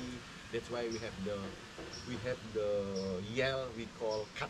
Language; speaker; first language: English; non-native, learner; Indonesian